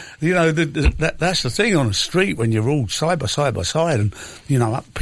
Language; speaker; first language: English; native; English